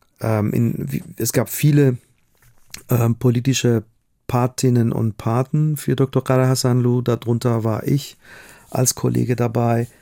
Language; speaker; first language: German; non-native, fluent; Persian